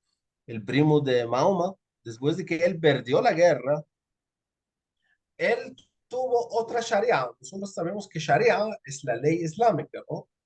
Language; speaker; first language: Spanish; non-native, fluent; Arabic